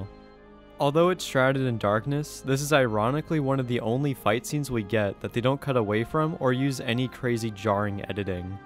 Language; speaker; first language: English; native; English